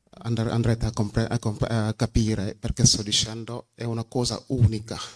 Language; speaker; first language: Italian; non-native, fluent; Wolof